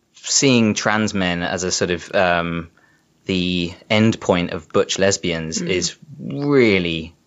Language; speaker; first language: English; native; English